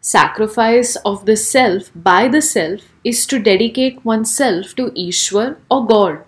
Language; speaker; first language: English; non-native, local second language; Marathi